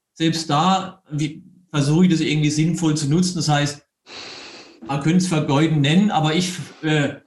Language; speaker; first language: German; native; German